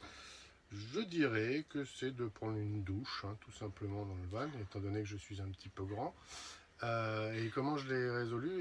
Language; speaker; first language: French; native; French